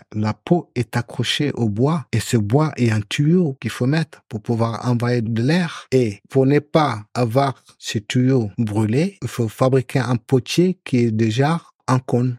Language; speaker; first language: French; non-native, local second language; Soninke